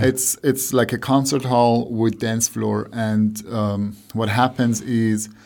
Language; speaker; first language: English; non-native, fluent; Persian